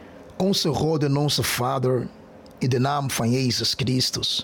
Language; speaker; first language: Dutch; non-native, fluent; Portuguese